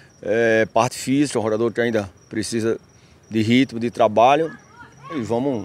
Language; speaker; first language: Portuguese; native; Portuguese